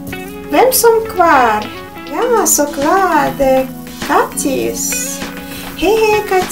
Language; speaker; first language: Swedish; non-native, fluent; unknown